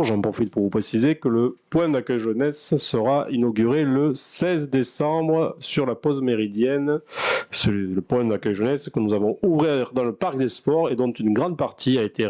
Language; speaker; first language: French; native; French